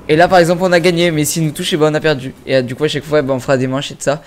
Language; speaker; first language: French; native; French